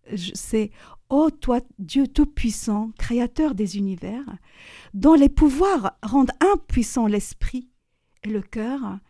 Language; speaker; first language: French; non-native, local second language; Arabic